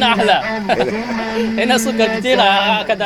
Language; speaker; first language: Arabic; non-native, fluent; Chinese